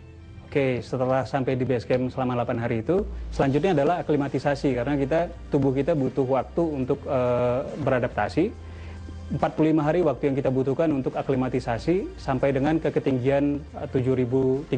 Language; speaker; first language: Indonesian; native; Indonesian